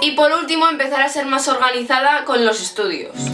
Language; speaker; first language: Spanish; native; Spanish